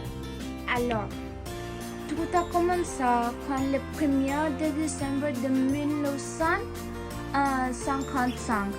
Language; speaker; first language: French; non-native, learner; English